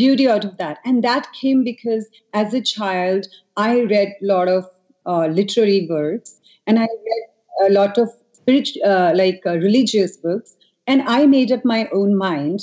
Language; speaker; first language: English; non-native, local second language; Hindi